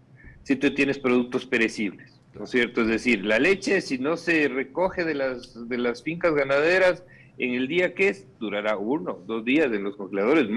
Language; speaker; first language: Spanish; native; Spanish